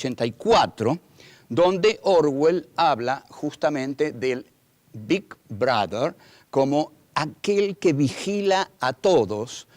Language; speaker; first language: Spanish; native; Spanish